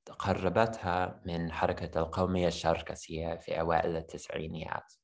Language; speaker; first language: Arabic; non-native, fluent; English